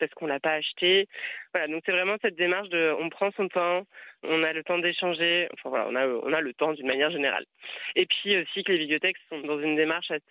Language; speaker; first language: French; native; French